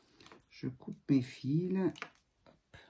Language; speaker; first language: French; native; French